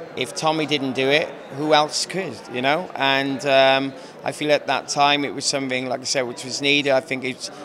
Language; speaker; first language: English; native; English